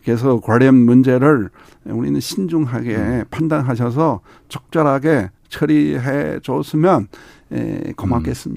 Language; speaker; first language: Korean; non-native, fluent; Chinese